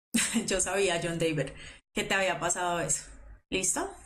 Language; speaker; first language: Spanish; native; Spanish